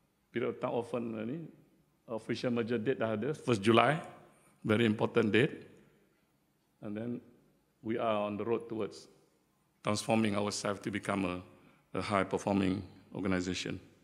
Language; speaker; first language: English; non-native, local second language; Malay